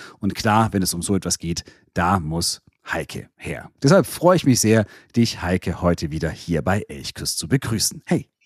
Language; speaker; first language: German; native; German